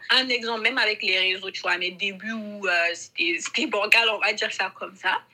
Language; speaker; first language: French; non-native, local second language; Bambara